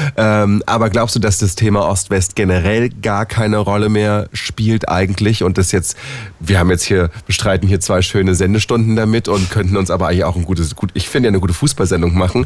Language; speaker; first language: German; native; German